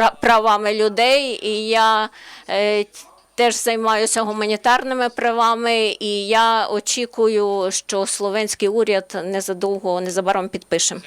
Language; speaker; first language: Ukrainian; non-native, learner; Slovenian